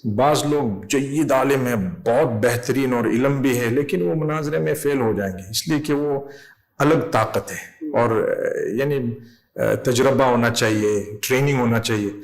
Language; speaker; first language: Urdu; non-native, fluent; English